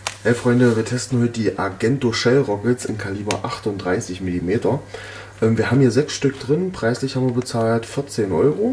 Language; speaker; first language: German; native; German